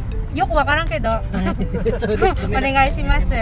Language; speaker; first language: Japanese; non-native, learner; Filipino